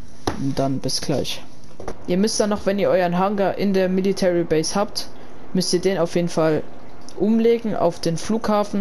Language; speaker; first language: German; native; German